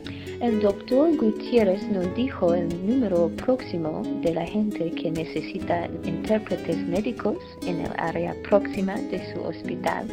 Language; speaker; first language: Spanish; non-native, learner; English